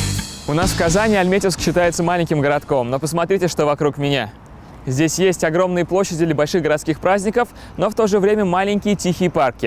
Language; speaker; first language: Russian; native; Russian